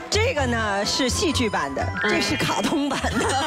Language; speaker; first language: Chinese; native; Chinese